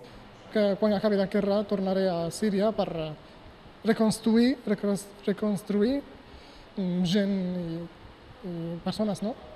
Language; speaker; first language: Catalan; non-native, learner; Arabic